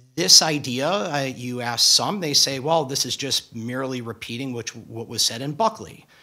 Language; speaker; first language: English; native; English